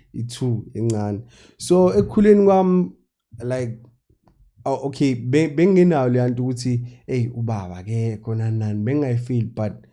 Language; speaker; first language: Zulu; native; Zulu